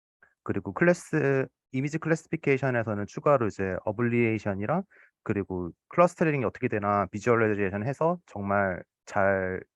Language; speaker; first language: Korean; native; Korean